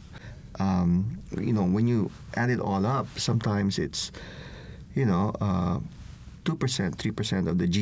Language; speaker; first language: English; non-native, local second language; Filipino